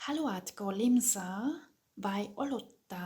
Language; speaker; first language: Finnish; non-native, fluent; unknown